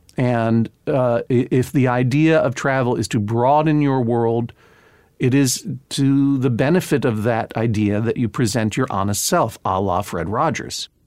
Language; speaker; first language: English; native; English